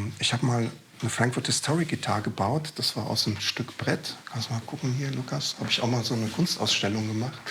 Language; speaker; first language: German; early bilingual, other home language; Croatian